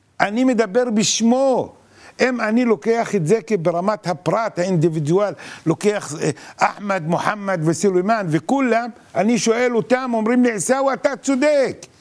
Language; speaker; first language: Hebrew; non-native, local second language; Arabic